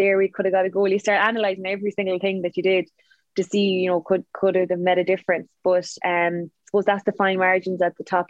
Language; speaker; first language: English; native; English